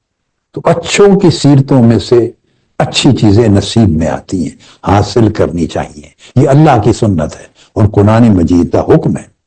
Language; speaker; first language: Urdu; native; Urdu